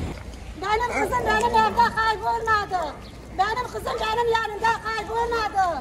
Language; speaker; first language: Turkish; non-native, local second language; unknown